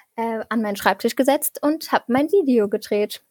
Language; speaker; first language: German; native; German